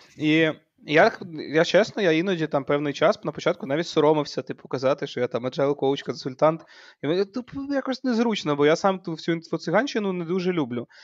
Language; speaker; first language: Ukrainian; native; Ukrainian